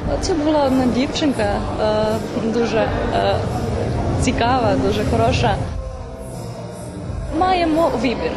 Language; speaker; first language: Ukrainian; non-native, local second language; Serbian